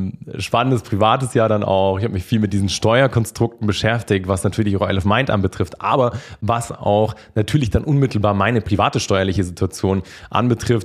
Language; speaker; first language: German; native; German